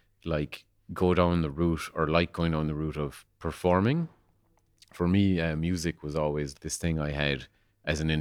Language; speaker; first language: English; native; English